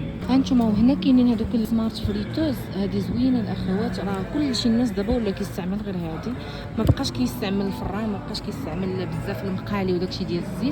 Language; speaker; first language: Arabic; native; Arabic